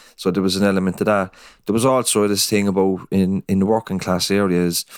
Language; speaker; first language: English; native; English